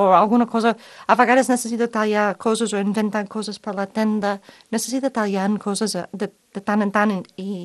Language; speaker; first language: Catalan; non-native, fluent; English